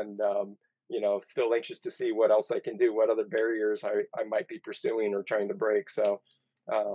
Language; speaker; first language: English; native; English